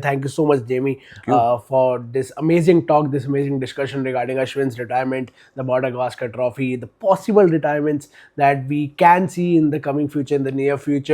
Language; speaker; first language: English; non-native, local second language; Hindi